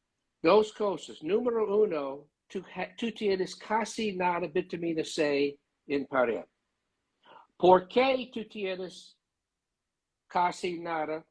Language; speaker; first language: Spanish; non-native, learner; English